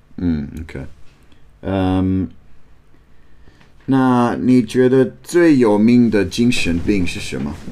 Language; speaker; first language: Chinese; non-native, learner; English